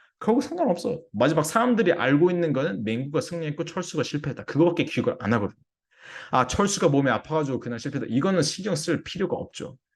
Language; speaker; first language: Korean; early bilingual, heritage; English